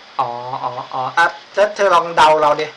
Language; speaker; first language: Thai; native; Thai